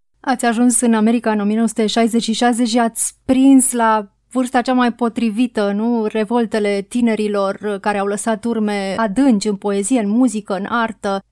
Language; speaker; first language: Romanian; native; Romanian